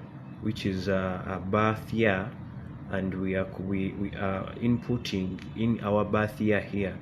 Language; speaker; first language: English; non-native, local second language; Ganda